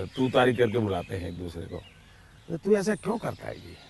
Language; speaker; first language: Hindi; non-native, local second language; Gujarati